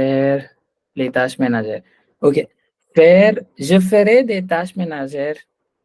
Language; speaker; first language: French; non-native, fluent; Hindi